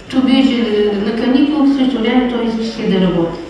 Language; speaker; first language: Bulgarian; early bilingual, heritage; Bulgarian